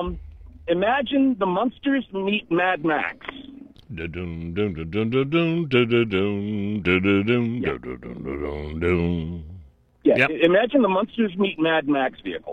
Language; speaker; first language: English; native; English